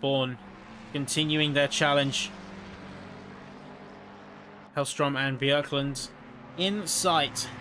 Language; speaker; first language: English; native; English